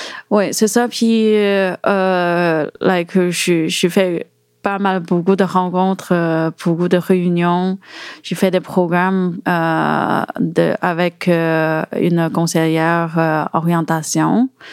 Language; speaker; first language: French; non-native, fluent; Chinese